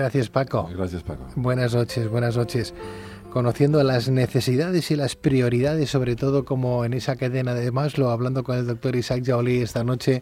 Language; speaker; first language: Spanish; native; Spanish